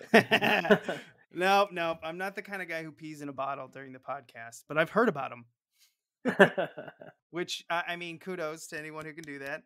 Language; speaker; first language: English; native; English